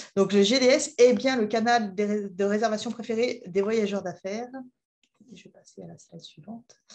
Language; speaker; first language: French; native; French